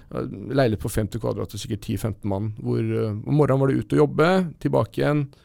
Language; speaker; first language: Norwegian; early bilingual, other home language; Persian